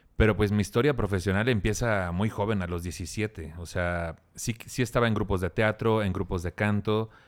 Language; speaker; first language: Spanish; native; Spanish